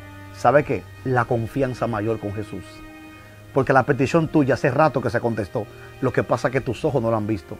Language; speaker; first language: Spanish; native; Spanish